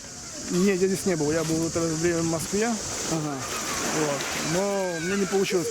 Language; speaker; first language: Russian; native; Russian